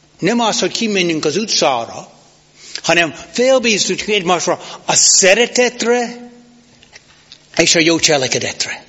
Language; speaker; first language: Hungarian; non-native, fluent; English